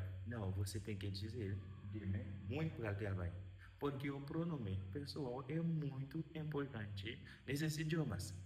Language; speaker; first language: Portuguese; non-native, fluent; Haitian Creole